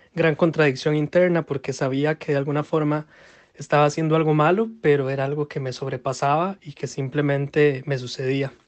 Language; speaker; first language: Spanish; native; Spanish